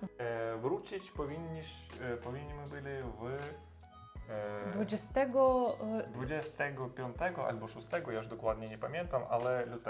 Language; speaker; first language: Polish; non-native, learner; Russian